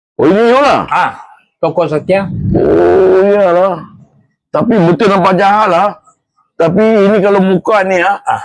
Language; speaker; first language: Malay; non-native, local second language; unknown